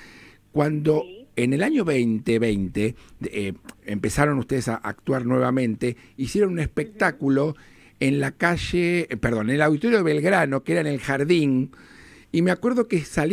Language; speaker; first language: Spanish; native; Spanish